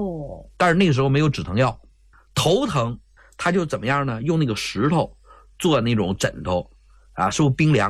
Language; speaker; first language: Chinese; native; Chinese